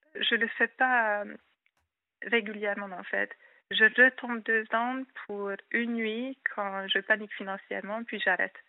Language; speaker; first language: French; non-native, fluent; Hungarian